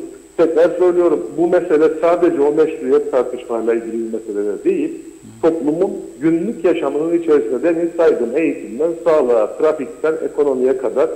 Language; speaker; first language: Turkish; native; Turkish